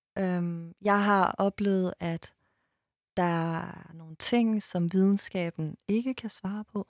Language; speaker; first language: Danish; early bilingual, other home language; Persian